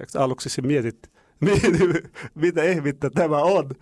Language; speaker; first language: Finnish; non-native, learner; Arabic